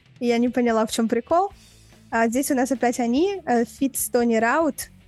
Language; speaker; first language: Russian; native; Russian